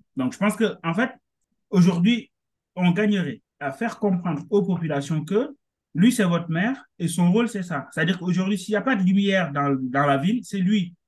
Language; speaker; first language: French; non-native, local second language; Wolof